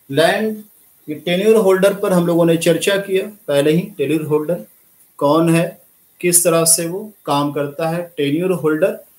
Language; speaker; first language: Hindi; native; Hindi